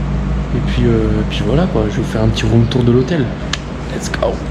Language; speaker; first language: French; native; French